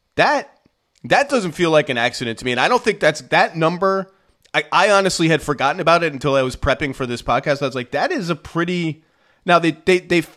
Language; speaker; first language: English; native; English